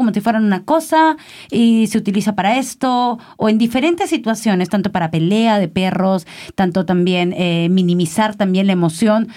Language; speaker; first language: Spanish; native; Spanish